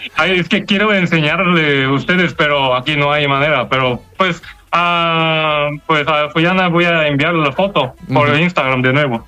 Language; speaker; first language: Spanish; non-native, fluent; Korean